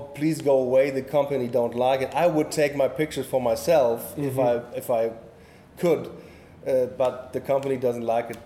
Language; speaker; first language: English; non-native, learner; German